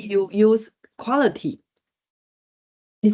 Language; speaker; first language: English; non-native, learner; Chinese